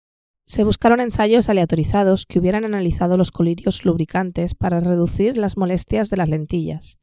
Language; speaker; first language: Spanish; native; Spanish